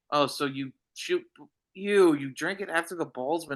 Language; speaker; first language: English; native; English